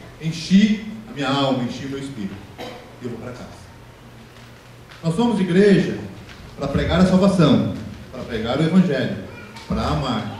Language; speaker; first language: Portuguese; native; Portuguese